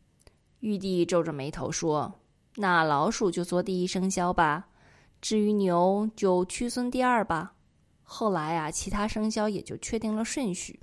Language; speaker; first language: Chinese; native; Chinese